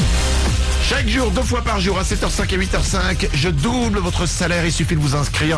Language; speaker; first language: French; native; French